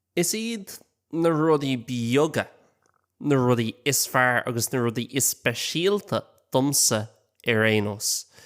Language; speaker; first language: Irish; non-native, local second language; English